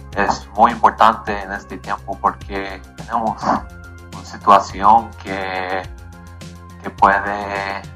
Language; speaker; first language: Spanish; non-native, learner; English